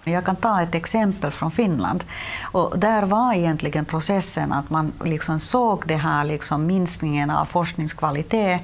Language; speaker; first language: Swedish; non-native, local second language; Finnish